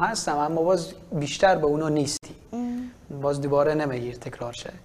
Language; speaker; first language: Persian; native; Persian